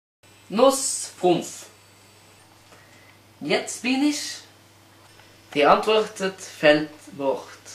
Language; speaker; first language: German; non-native, learner; Norwegian